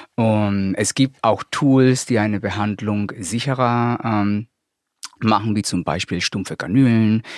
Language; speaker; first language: German; non-native, fluent; Spanish